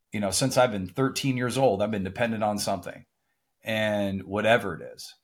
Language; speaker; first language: English; native; English